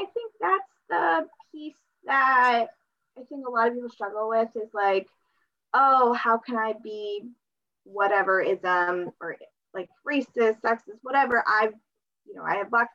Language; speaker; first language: English; early bilingual, other home language; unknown